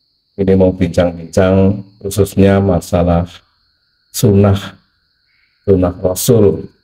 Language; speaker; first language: Indonesian; native; Indonesian